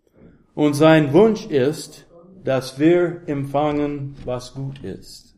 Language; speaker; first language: German; non-native, learner; English